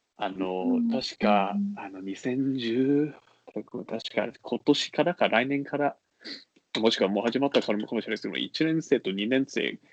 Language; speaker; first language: Japanese; non-native, fluent; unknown